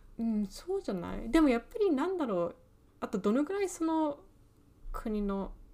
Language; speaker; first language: Japanese; early bilingual, heritage; Japanese